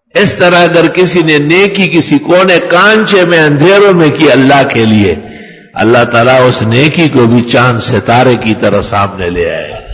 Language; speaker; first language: Urdu; non-native, local second language; Pashto